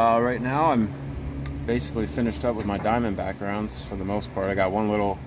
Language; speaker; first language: English; native; English